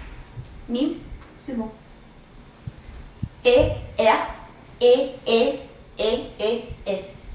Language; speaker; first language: French; non-native, learner; Spanish